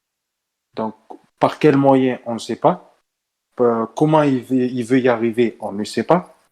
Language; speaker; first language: French; native; French